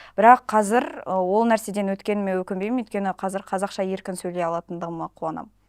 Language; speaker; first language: Kazakh; non-native, local second language; Russian